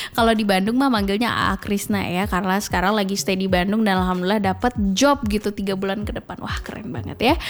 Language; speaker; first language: Indonesian; native; Indonesian